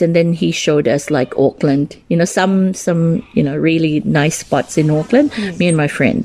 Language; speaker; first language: English; non-native, local second language; Cebuano